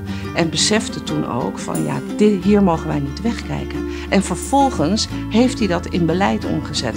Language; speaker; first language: Dutch; native; Dutch